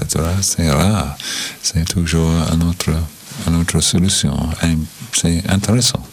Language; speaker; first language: French; non-native, learner; English